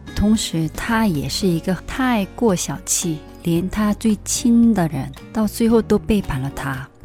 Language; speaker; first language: Chinese; non-native, fluent; Korean